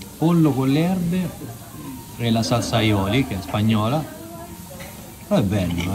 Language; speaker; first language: Italian; native; Italian